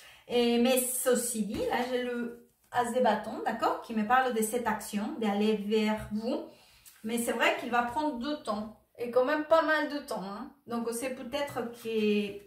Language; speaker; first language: French; non-native, fluent; Spanish